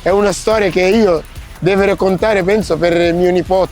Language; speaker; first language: Italian; non-native, fluent; Kabuverdianu